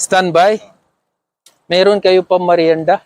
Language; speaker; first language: Filipino; non-native, learner; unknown